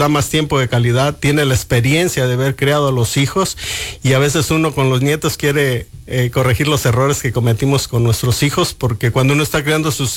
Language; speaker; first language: Spanish; native; Spanish